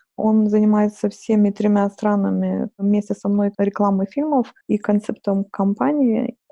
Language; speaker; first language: Russian; non-native, fluent; Lithuanian